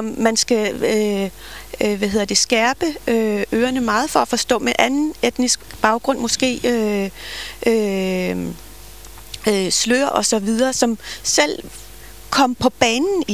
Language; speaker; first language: Danish; native; Danish